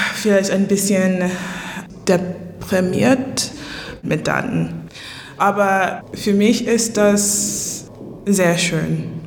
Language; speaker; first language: German; non-native, fluent; English